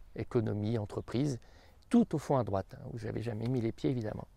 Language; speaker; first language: French; native; French